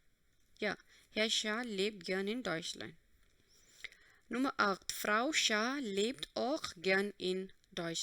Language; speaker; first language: German; non-native, fluent; Hindi